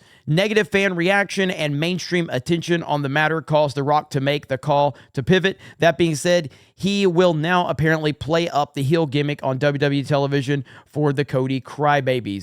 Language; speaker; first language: English; native; English